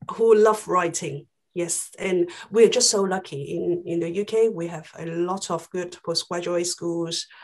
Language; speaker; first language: English; non-native, local second language; Cantonese